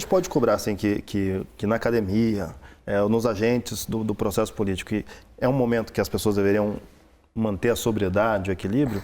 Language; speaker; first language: Portuguese; native; Portuguese